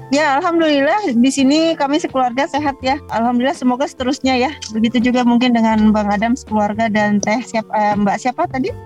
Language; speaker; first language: Indonesian; native; Indonesian